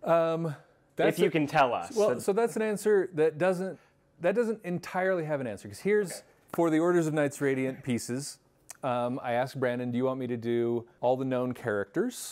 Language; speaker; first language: English; native; English